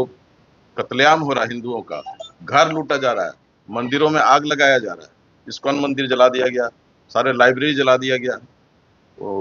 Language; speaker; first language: Hindi; non-native, local second language; Bangla